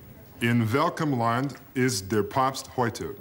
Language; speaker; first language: German; non-native, learner; English